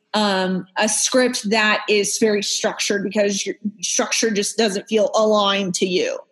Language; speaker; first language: English; native; English